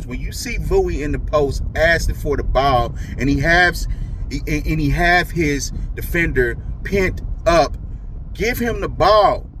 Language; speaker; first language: English; native; English